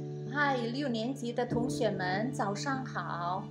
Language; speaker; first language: Chinese; non-native, learner; Indonesian